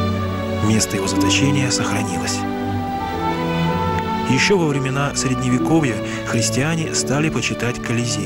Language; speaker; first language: Russian; native; Russian